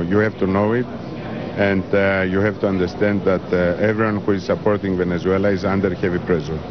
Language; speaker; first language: English; non-native, fluent; Greek